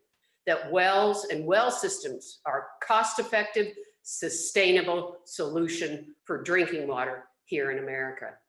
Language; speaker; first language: English; native; English